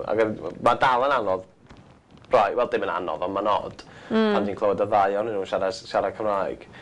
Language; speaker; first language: Welsh; non-native, local second language; English